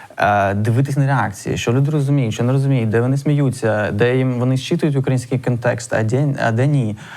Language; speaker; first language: Ukrainian; non-native, local second language; Russian